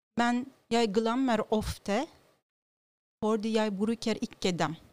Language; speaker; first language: Norwegian; non-native, learner; Turkish